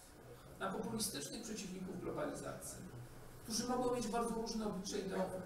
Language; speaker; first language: Polish; native; Polish